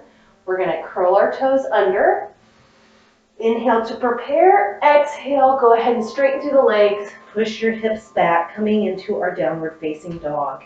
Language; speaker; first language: English; native; English